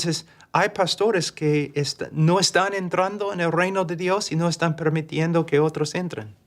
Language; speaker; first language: Spanish; non-native, fluent; English